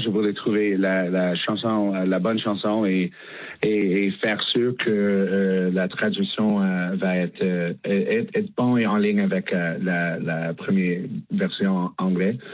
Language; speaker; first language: French; non-native, fluent; English